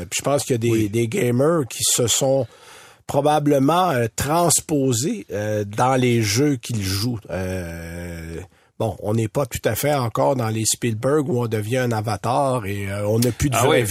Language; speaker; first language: French; native; French